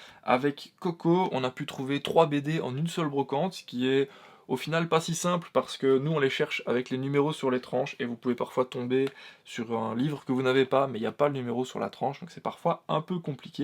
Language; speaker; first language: French; native; French